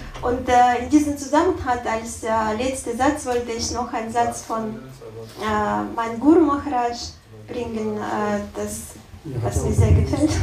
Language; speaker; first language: German; non-native, learner; Russian